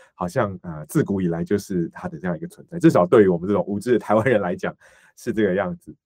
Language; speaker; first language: Chinese; native; Chinese